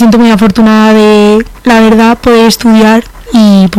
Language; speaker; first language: Spanish; early bilingual, other home language; Romanian